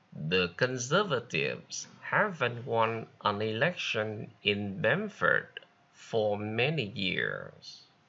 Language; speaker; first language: English; non-native, fluent; Vietnamese